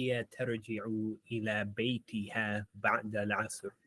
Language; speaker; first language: Arabic; non-native, learner; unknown